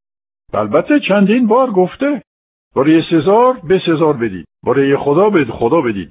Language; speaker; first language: Persian; non-native, fluent; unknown